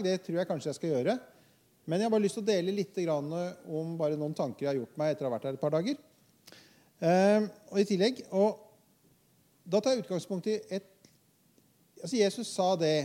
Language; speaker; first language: Norwegian; native; Norwegian